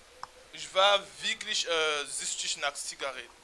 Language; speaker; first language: German; non-native, learner; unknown